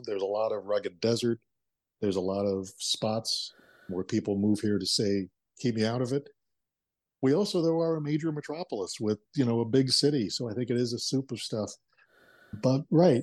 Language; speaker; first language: English; native; English